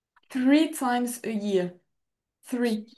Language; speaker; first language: English; non-native, fluent; French